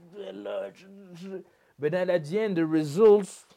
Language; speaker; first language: English; non-native, fluent; French